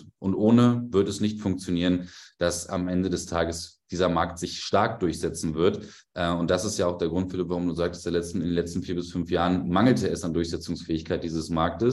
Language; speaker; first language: German; native; German